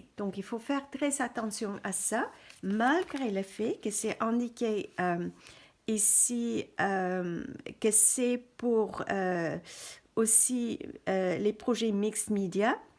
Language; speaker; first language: French; non-native, fluent; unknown